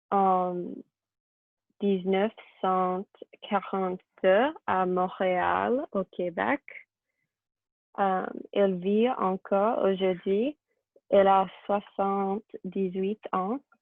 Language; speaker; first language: French; non-native, learner; English